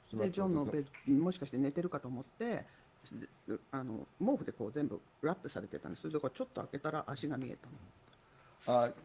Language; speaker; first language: Japanese; native; Japanese